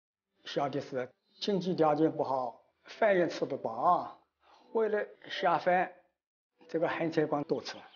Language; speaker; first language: Chinese; non-native, local second language; Wu Chinese